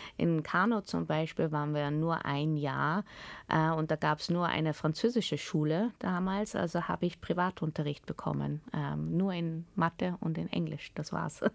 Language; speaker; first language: German; early bilingual, heritage; German